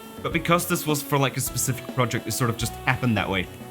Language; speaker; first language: English; non-native, fluent; Norwegian